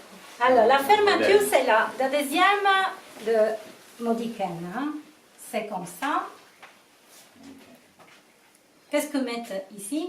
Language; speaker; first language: French; non-native, learner; Italian